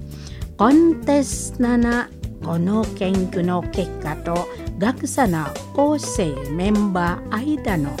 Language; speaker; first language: Japanese; non-native, learner; Indonesian